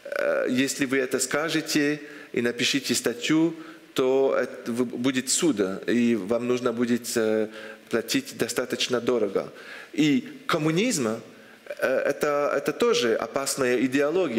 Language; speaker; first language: Russian; non-native, fluent; French